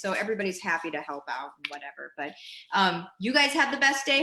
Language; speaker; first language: English; native; English